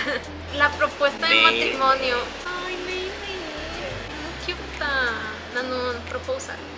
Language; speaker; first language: Spanish; native; Spanish